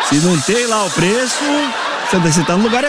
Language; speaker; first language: Portuguese; native; Portuguese